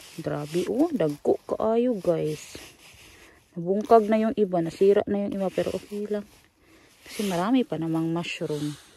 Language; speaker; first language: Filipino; non-native, local second language; Cebuano